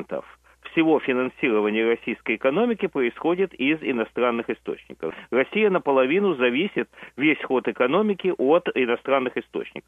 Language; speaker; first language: Russian; native; Russian